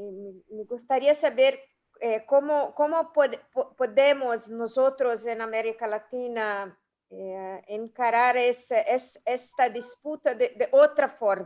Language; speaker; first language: Spanish; non-native, fluent; Portuguese